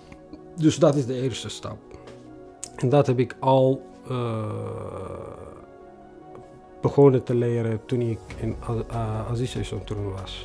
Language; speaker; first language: Dutch; non-native, fluent; Tigrinya